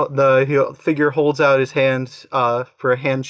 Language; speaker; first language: English; native; English